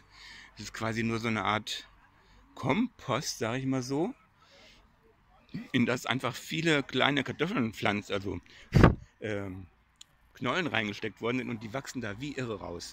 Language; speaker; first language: German; native; German